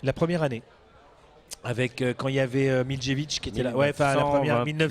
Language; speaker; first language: French; native; French